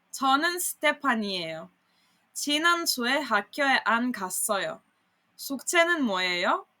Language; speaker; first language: Korean; non-native, fluent; Serbian